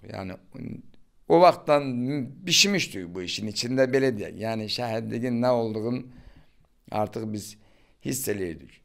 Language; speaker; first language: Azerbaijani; native; Azerbaijani